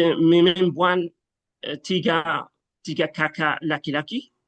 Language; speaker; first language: Indonesian; non-native, learner; Arabic